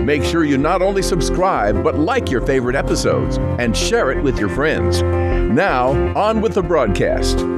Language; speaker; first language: English; native; English